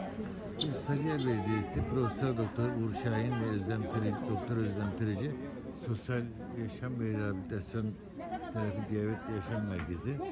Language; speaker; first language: Turkish; native; Turkish